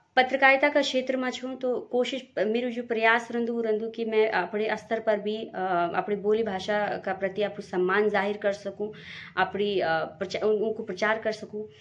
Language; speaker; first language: Hindi; non-native, local second language; Garhwali